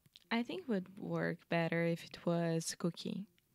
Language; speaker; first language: English; non-native, fluent; Portuguese